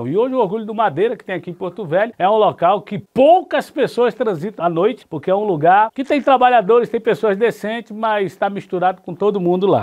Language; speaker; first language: Portuguese; native; Portuguese